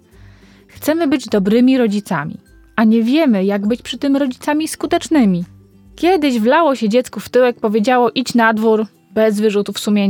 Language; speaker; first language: Polish; native; Polish